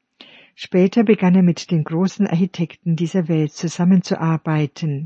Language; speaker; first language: German; native; German